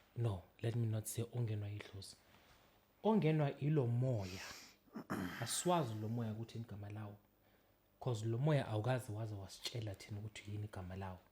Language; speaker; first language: Zulu; native; Zulu